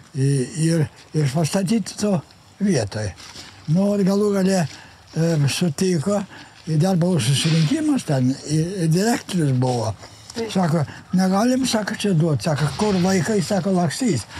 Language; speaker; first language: Lithuanian; non-native, local second language; Yiddish